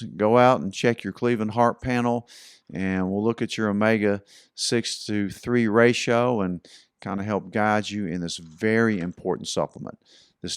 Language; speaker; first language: English; native; English